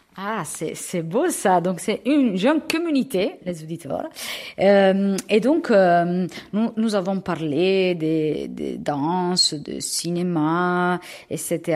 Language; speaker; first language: French; non-native, fluent; Italian